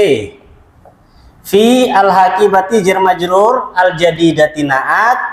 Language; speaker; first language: Arabic; non-native, fluent; Indonesian